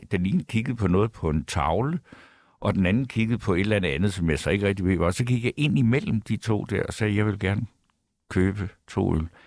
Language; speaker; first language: Danish; native; Danish